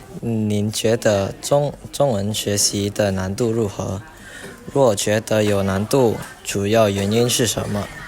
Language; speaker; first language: Chinese; non-native, learner; Indonesian